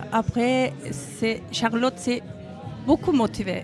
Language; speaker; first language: French; non-native, learner; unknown